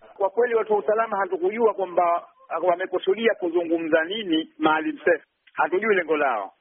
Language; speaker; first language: Swahili; native; Swahili